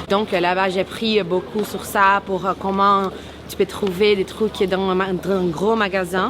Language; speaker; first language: French; non-native, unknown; Portuguese